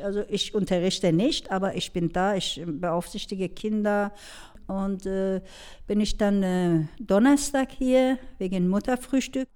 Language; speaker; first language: German; non-native, fluent; Persian